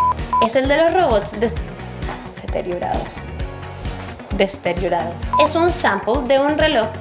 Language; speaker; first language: Spanish; native; Spanish